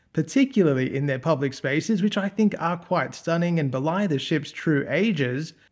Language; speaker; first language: English; native; English